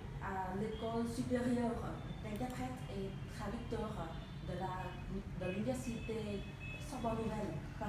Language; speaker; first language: French; non-native, learner; Vietnamese